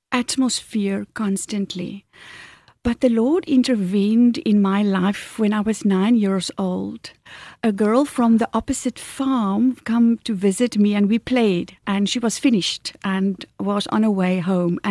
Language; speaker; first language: English; non-native, fluent; Afrikaans